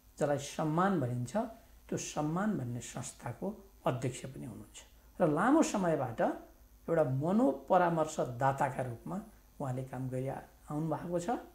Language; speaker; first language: Nepali; native; Nepali